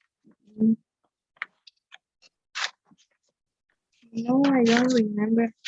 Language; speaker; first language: English; non-native, learner; Spanish